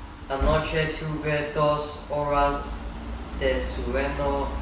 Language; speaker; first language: Spanish; non-native, learner; English